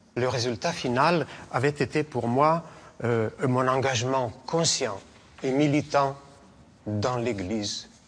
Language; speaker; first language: French; non-native, fluent; Russian